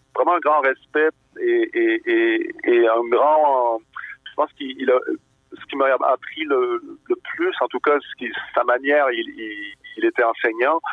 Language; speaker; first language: French; native; French